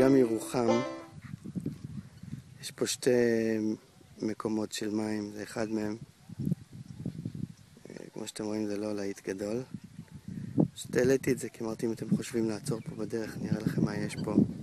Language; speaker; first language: Hebrew; native; Hebrew